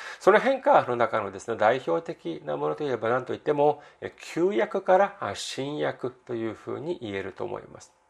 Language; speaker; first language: Japanese; non-native, fluent; Korean